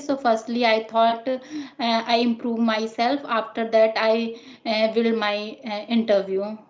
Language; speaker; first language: English; non-native, learner; Hindi